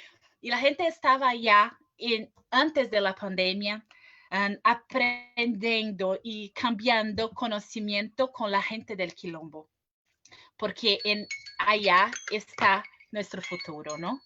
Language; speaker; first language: Spanish; non-native, fluent; Portuguese